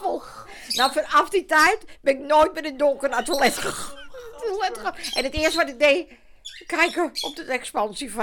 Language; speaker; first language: Dutch; native; Dutch